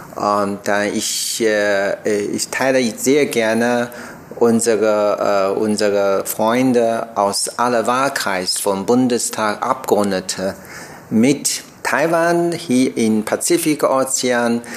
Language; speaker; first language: German; non-native, learner; Chinese